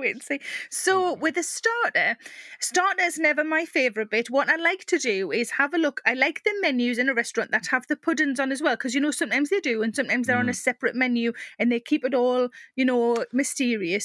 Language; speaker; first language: English; native; English